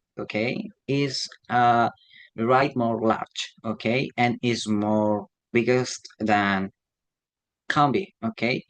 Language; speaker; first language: English; non-native, learner; Spanish